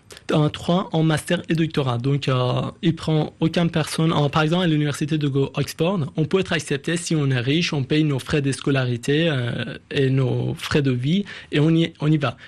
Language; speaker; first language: French; non-native, fluent; Persian